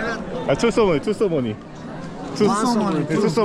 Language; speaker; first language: Korean; native; Korean